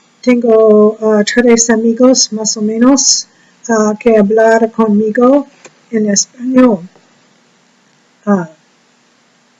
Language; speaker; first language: Spanish; non-native, learner; English